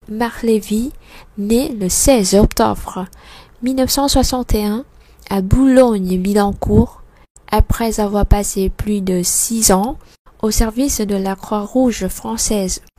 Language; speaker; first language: French; non-native, fluent; Vietnamese